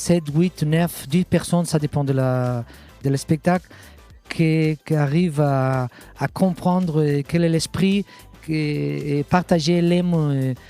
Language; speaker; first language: French; non-native, fluent; Catalan